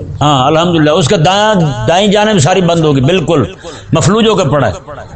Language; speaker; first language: Urdu; non-native, local second language; Punjabi